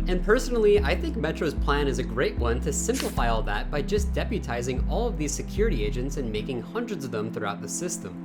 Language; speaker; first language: English; native; English